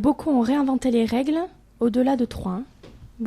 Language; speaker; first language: French; native; French